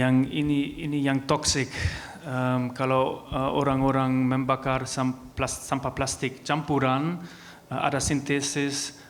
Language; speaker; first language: Indonesian; non-native, fluent; German